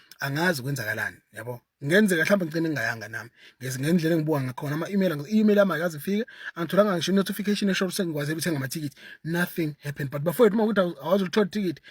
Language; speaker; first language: Zulu; native; Zulu